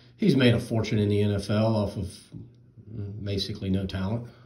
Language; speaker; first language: English; native; English